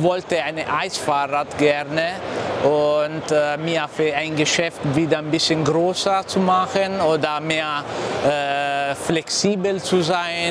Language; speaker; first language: German; non-native, learner; Italian